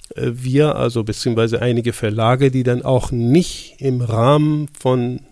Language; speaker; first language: German; non-native, fluent; Persian